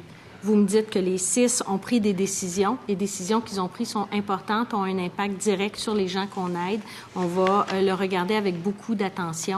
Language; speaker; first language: French; native; French